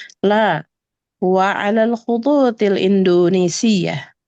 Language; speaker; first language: Arabic; non-native, learner; Indonesian